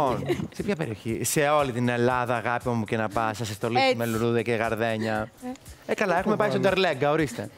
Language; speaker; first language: Greek; native; Greek